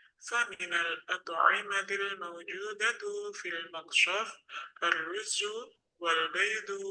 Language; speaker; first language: Arabic; non-native, learner; Indonesian